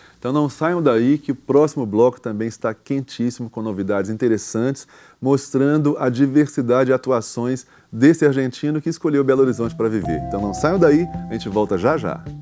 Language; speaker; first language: Portuguese; native; Portuguese